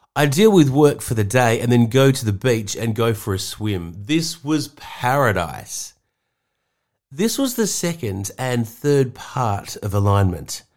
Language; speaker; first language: English; native; English